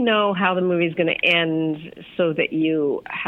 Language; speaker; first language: English; native; English